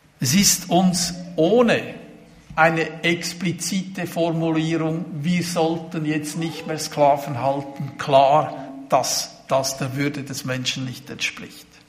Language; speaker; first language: German; native; German